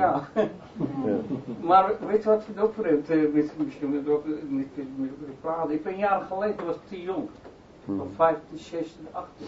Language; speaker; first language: Dutch; non-native, learner; Turkish